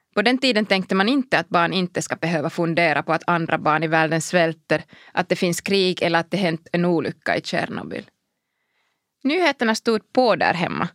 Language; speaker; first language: Swedish; non-native, local second language; Finnish